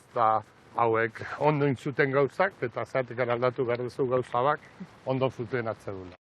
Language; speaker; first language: Basque; native; Basque